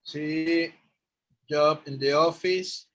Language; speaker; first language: English; non-native, learner; Spanish